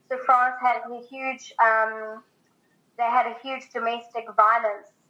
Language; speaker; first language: English; native; English